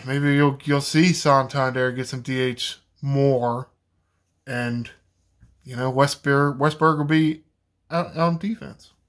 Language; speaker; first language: English; native; English